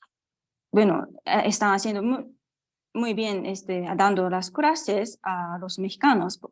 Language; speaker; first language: Spanish; non-native, fluent; Japanese